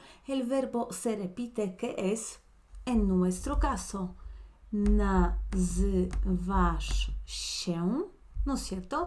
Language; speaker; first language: Spanish; non-native, fluent; Polish